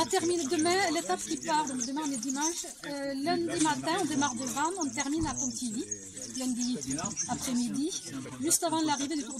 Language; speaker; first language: French; native; French